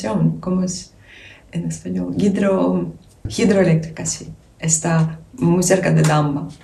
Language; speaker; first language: Spanish; non-native, learner; Ukrainian